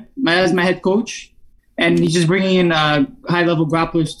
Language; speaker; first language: English; non-native, fluent; Italian